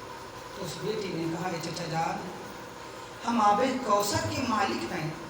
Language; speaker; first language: Urdu; native; Urdu